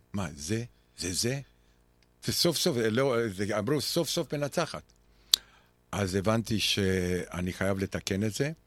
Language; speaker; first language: Hebrew; non-native, fluent; Romanian